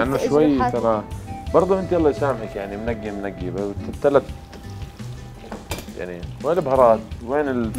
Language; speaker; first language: Arabic; native; Arabic